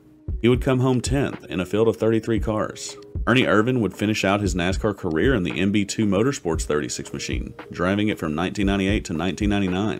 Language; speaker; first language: English; native; English